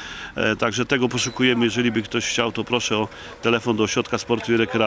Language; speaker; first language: Polish; native; Polish